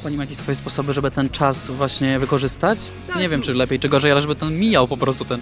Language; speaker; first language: Polish; native; Polish